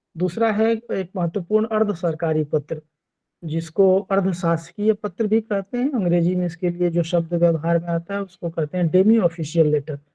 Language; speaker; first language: Hindi; native; Hindi